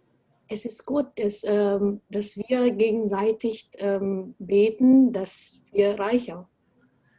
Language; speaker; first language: German; non-native, fluent; Indonesian